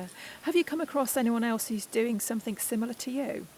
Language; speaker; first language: English; native; English